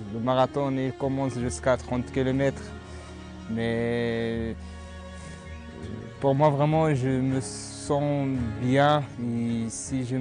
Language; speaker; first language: French; non-native, learner; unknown